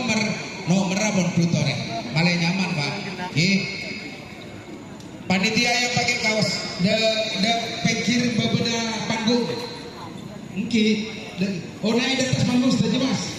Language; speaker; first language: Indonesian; non-native, local second language; Madurese